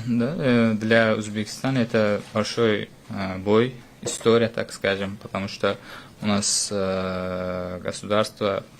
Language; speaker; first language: Russian; non-native, fluent; Uzbek